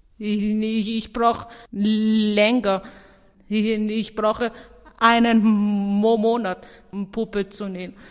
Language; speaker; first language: German; early bilingual, other home language; Persian